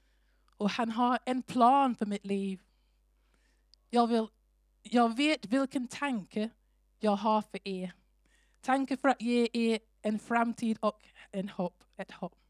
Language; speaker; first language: Swedish; non-native, fluent; English